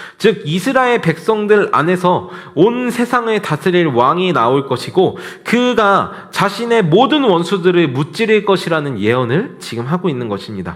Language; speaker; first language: Korean; native; Korean